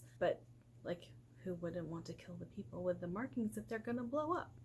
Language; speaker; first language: English; native; English